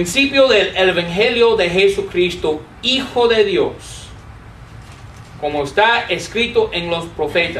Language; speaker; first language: Spanish; non-native, fluent; English